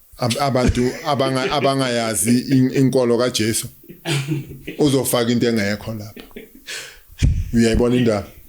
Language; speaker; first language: Zulu; native; Zulu